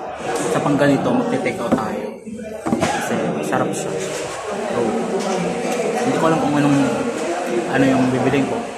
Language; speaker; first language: Filipino; native; Filipino